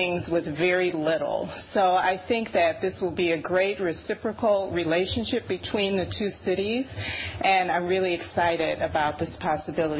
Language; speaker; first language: English; native; English